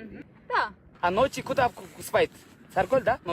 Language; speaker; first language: Russian; non-native, learner; Kyrgyz